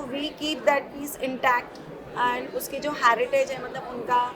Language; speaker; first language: Hindi; native; Hindi